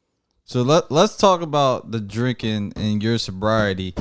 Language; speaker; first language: English; native; English